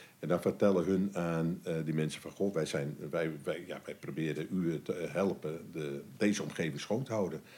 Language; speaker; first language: Dutch; native; Dutch